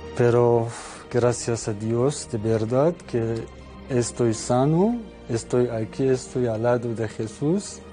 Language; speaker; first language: Spanish; non-native, learner; Persian